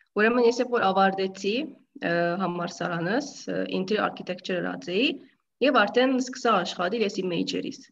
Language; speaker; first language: Armenian; early bilingual, heritage; Armenian